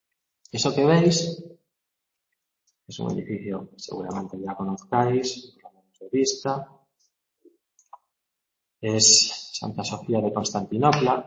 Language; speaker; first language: Spanish; native; Spanish